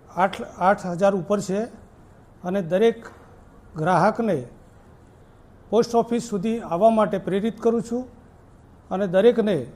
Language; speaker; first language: Gujarati; native; Gujarati